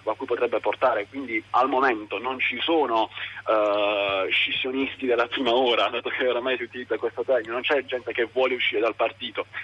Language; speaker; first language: Italian; native; Italian